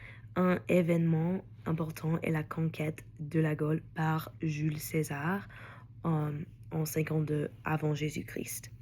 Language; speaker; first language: French; non-native, learner; English